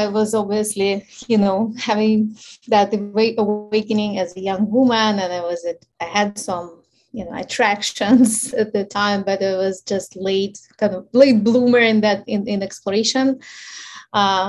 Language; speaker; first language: English; non-native, fluent; Ukrainian